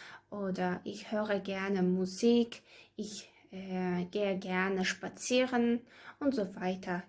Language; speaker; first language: German; non-native, learner; Azerbaijani